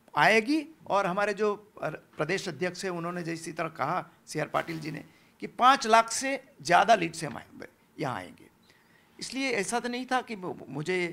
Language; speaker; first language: Hindi; non-native, local second language; Gujarati